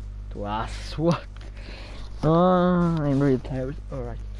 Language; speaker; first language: English; non-native, learner; Italian